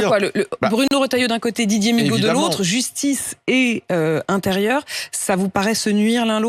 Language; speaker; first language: French; native; French